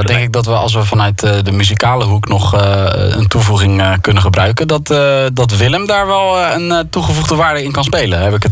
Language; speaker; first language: Dutch; native; Dutch